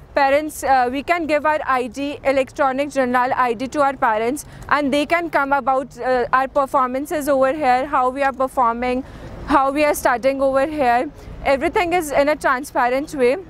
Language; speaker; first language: English; non-native, local second language; Hindi